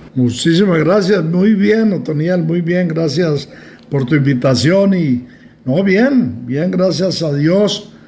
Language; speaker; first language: Spanish; native; Spanish